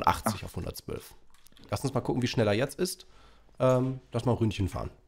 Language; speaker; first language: German; native; German